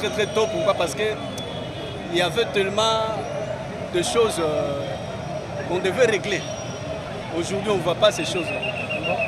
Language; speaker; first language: French; non-native, local second language; Lingala